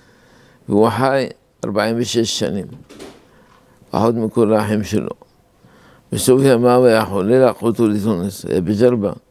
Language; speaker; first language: Hebrew; non-native, fluent; Arabic